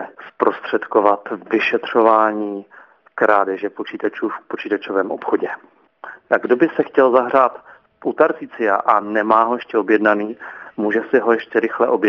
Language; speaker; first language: Czech; native; Czech